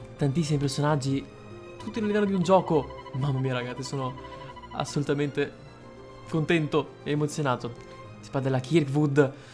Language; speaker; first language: Italian; native; Italian